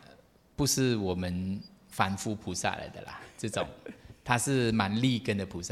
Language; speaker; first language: Chinese; native; Chinese